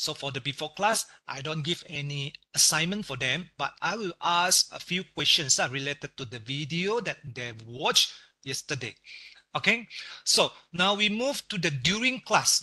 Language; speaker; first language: English; non-native, local second language; Malay